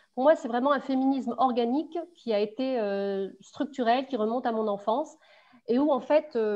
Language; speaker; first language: French; native; French